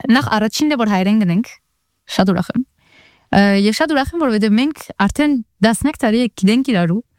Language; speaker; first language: Armenian; early bilingual, heritage; Armenian